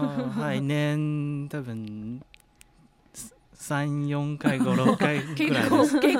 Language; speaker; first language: Japanese; non-native, fluent; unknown